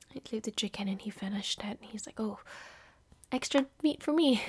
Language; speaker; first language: English; non-native, fluent; Indonesian